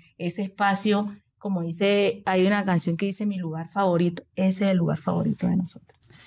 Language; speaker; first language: Spanish; native; Spanish